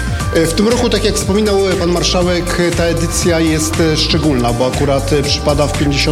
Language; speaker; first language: Polish; native; Polish